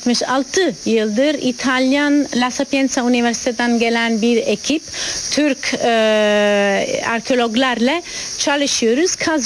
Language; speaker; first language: Turkish; non-native, learner; Italian